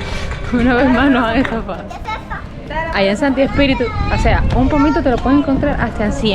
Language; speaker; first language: Spanish; native; Spanish